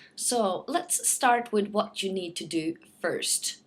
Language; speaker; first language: English; non-native, fluent; Norwegian